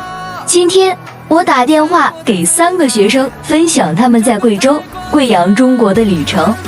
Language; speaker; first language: Chinese; non-native, learner; Malay